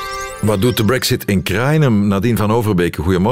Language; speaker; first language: Dutch; native; Dutch